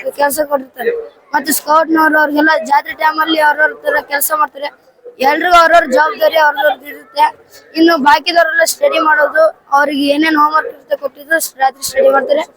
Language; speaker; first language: Kannada; native; Kannada